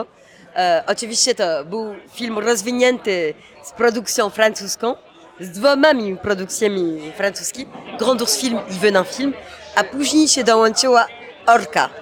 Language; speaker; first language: Polish; early bilingual, heritage; Polish